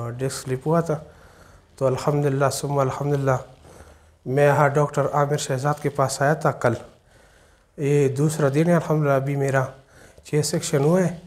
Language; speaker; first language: Urdu; non-native, local second language; Pashto